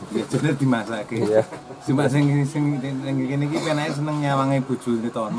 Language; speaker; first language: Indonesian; non-native, local second language; Javanese